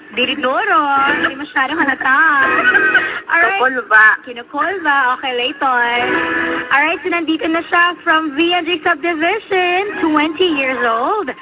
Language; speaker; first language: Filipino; non-native, local second language; Waray